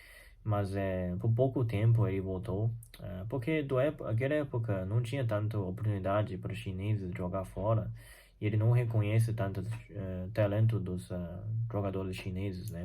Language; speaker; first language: Portuguese; non-native, fluent; Chinese